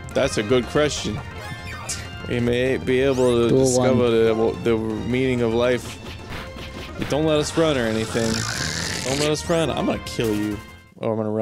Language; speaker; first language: English; native; English